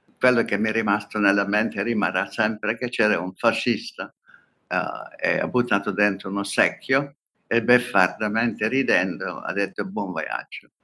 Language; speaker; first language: Italian; non-native, fluent; Hungarian